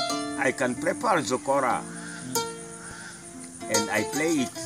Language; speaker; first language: English; non-native, learner; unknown